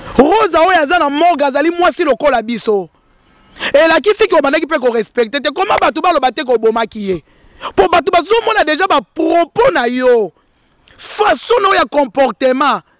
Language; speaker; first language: Lingala; non-native, local second language; Luba-Lulua